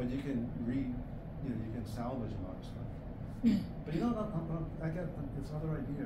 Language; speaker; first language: English; native; English